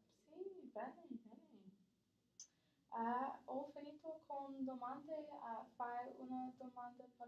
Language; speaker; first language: Italian; non-native, learner; English